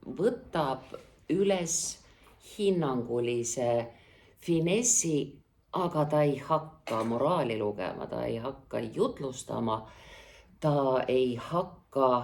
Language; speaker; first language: Estonian; native; Estonian